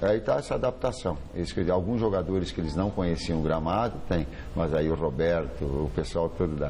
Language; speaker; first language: Portuguese; native; Portuguese